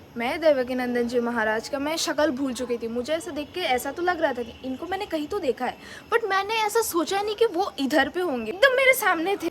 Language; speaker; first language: Hindi; non-native, local second language; Bangla